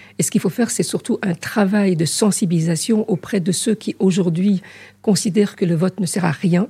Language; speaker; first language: French; early bilingual, other home language; Arabic